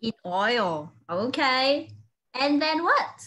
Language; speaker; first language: English; non-native, fluent; Vietnamese